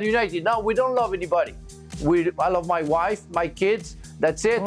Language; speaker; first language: English; non-native, fluent; French